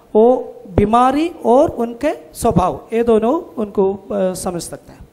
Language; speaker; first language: Hindi; non-native, local second language; Malayalam